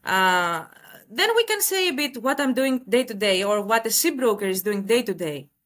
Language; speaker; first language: English; non-native, fluent; Greek